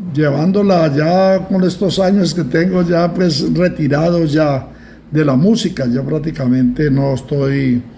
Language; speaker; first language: Spanish; native; Spanish